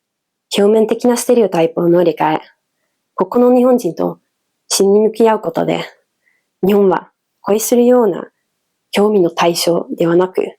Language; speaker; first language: Japanese; non-native, fluent; Dutch